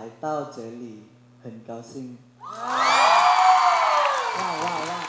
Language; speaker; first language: Chinese; non-native, learner; Thai